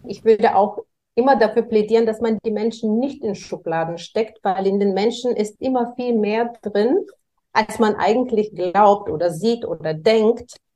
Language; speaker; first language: German; non-native, fluent; Bulgarian